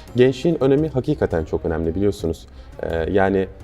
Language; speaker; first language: Turkish; native; Turkish